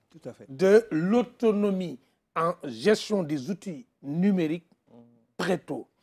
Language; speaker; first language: French; non-native, local second language; Wolof